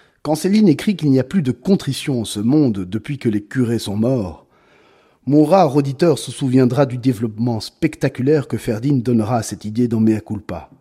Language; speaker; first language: French; native; French